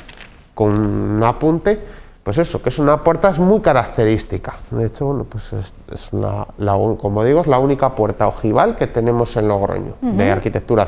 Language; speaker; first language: Spanish; native; Spanish